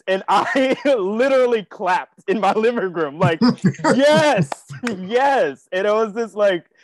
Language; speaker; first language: English; native; English